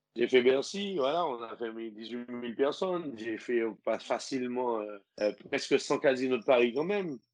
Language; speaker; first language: French; native; French